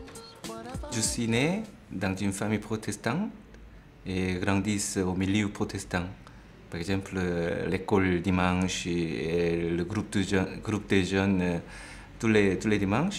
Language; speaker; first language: French; non-native, fluent; Korean